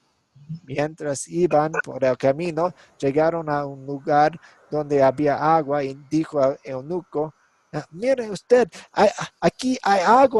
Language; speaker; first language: Spanish; non-native, fluent; English